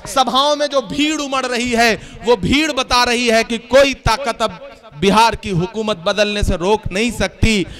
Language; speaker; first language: Hindi; native; Hindi